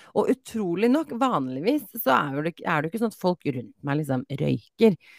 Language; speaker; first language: Norwegian; native; Norwegian